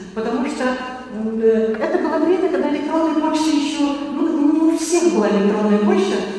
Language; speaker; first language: Russian; non-native, local second language; Karachay-Balkar